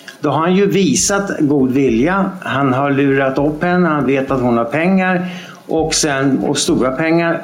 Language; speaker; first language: Swedish; native; Swedish